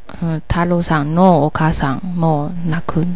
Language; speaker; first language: Japanese; non-native, learner; Chinese